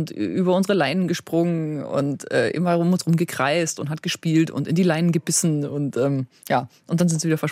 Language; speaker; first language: German; native; German